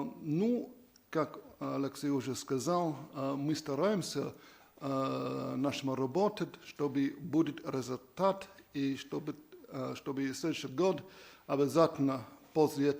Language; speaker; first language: Russian; non-native, learner; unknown